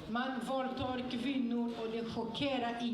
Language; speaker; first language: Swedish; non-native, fluent; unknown